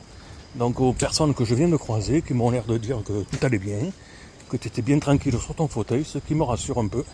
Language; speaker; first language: French; native; French